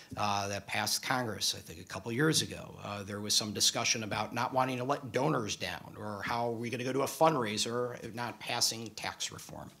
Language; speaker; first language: English; native; English